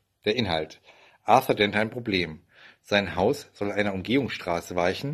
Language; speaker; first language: German; native; German